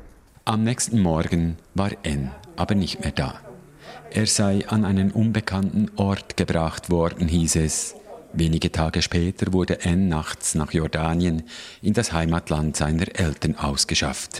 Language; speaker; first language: German; native; German